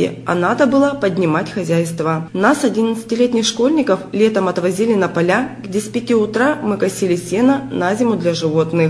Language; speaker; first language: Russian; native; Russian